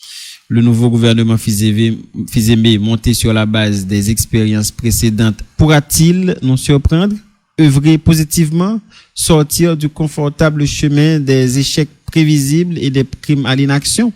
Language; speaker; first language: French; non-native, local second language; Haitian Creole